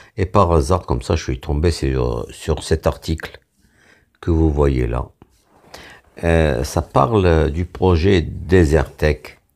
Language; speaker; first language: French; non-native, local second language; Arabic